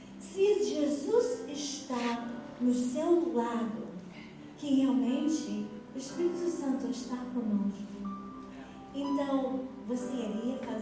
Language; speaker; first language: Portuguese; non-native, fluent; English